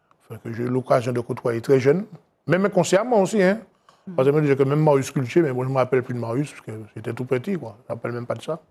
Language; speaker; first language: French; native; French